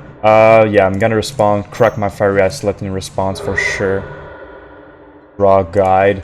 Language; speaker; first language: English; non-native, fluent; French